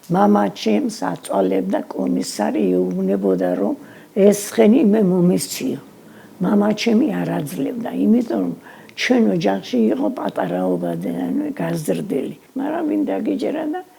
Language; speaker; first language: Georgian; non-native, local second language; Mingrelian